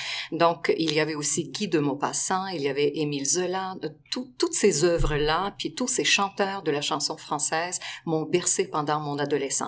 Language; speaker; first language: French; non-native, fluent; Russian